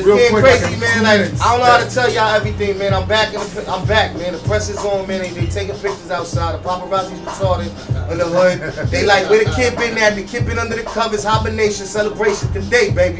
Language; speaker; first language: English; native; English